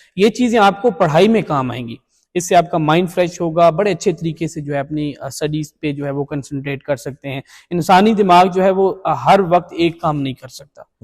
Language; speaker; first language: Urdu; non-native, local second language; Saraiki